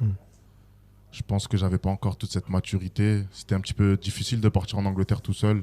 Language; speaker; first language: French; native; French